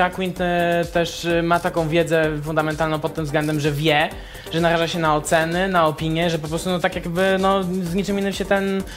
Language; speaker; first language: Polish; native; Polish